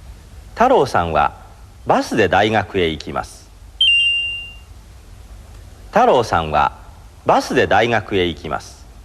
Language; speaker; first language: Japanese; native; Japanese